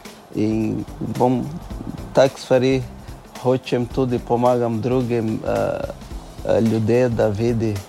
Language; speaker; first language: Slovenian; non-native, learner; Portuguese